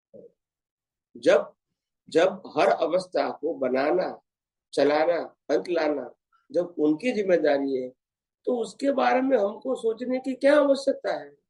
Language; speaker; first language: Hindi; non-native, local second language; Gujarati